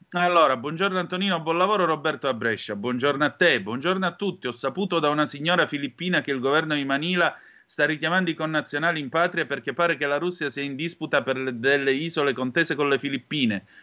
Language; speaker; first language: Italian; native; Italian